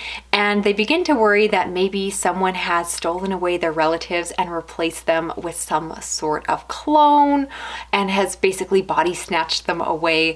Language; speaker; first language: English; native; English